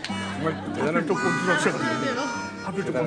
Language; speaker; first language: Korean; native; Korean